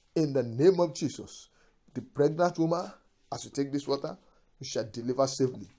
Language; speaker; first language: English; non-native, local second language; Yoruba